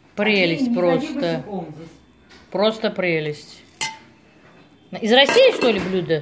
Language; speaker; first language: Russian; native; Russian